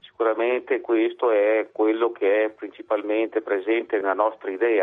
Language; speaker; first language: Italian; native; Italian